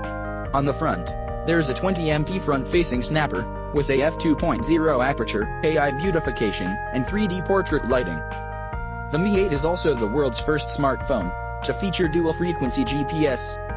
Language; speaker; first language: English; non-native, local second language; Odia